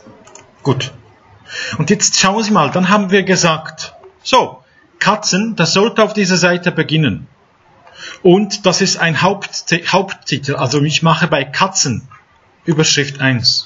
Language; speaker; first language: German; non-native, fluent; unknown